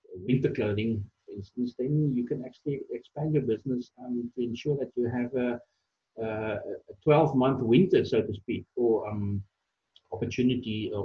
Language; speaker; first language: English; non-native, local second language; Afrikaans